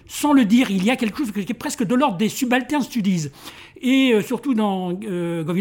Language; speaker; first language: French; native; French